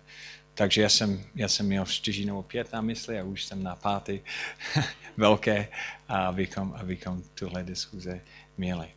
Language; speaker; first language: Czech; non-native, fluent; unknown